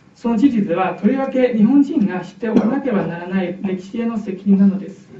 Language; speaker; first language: Japanese; non-native, fluent; Chinese